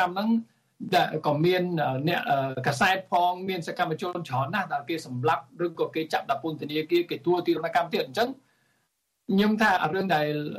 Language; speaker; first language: Khmer; early bilingual, heritage; Khmer